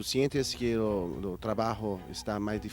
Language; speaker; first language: Spanish; non-native, learner; Portuguese